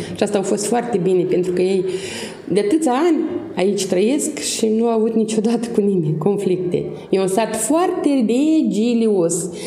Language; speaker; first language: Romanian; non-native, local second language; Russian